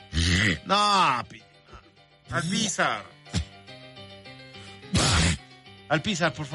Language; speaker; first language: Spanish; native; Spanish